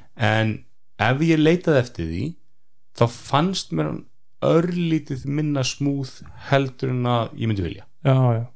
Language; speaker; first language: Icelandic; native; Icelandic